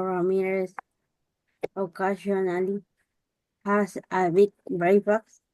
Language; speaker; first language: English; non-native, learner; Spanish